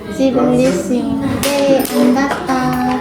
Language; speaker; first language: Italian; non-native, learner; Korean